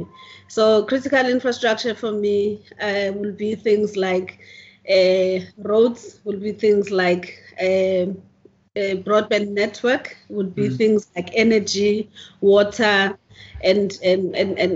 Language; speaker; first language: English; non-native, local second language; Zulu